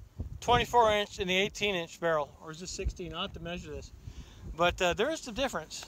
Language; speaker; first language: English; native; English